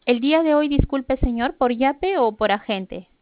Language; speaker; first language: Spanish; native; Spanish